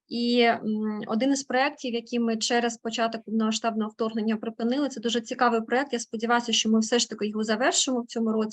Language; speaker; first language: Ukrainian; native; Ukrainian